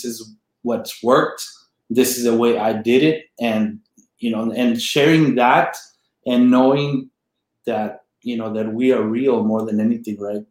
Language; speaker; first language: English; native; English